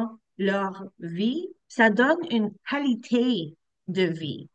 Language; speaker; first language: French; non-native, learner; English